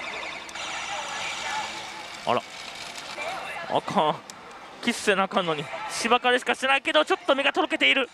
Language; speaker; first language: Japanese; native; Japanese